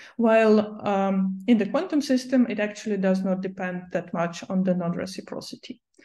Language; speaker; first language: English; non-native, fluent; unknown